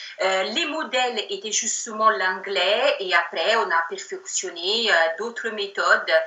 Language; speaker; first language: French; non-native, fluent; Italian